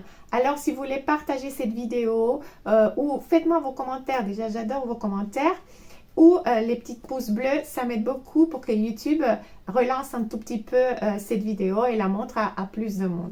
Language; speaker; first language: French; non-native, fluent; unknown